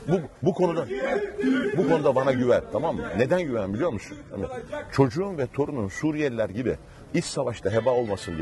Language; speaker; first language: Turkish; native; Turkish